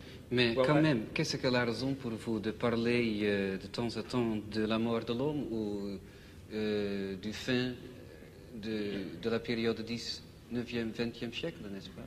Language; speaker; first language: French; non-native, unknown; Dutch